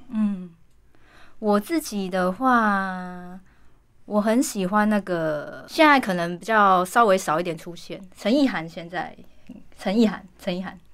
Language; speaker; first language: Chinese; native; Chinese